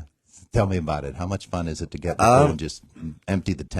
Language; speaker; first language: English; native; English